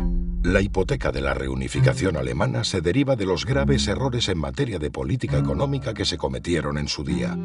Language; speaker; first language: Spanish; native; Spanish